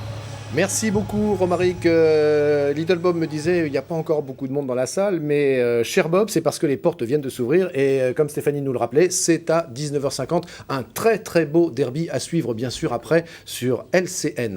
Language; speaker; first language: French; native; French